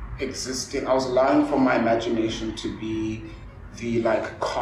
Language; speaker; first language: English; non-native, local second language; Afrikaans